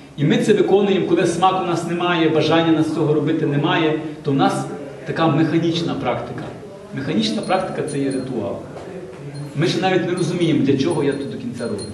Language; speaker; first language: Ukrainian; non-native, local second language; Russian